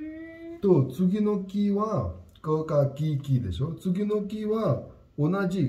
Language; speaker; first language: Japanese; non-native, learner; Hindi